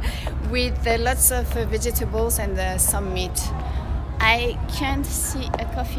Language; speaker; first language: English; non-native, fluent; French